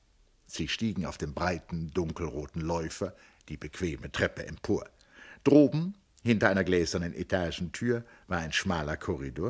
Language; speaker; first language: German; native; German